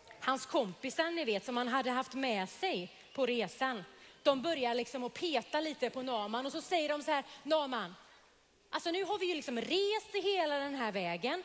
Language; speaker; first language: Swedish; native; Swedish